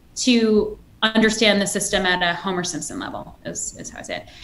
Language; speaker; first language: English; native; English